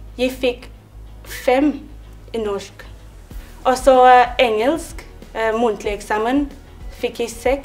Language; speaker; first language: Norwegian; non-native, fluent; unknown